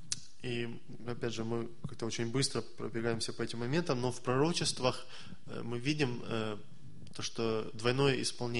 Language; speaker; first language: Russian; native; Russian